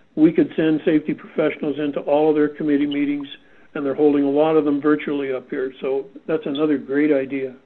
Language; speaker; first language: English; native; English